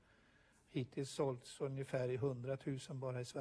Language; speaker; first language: Swedish; native; Swedish